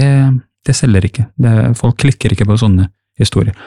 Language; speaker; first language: Norwegian; non-native, fluent; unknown